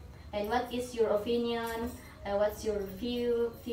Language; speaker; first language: English; non-native, learner; Indonesian